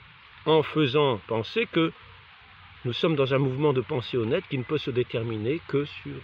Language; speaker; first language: French; native; French